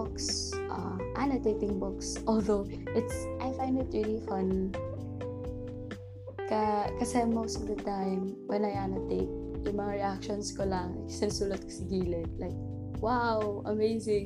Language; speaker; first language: English; non-native, local second language; Cebuano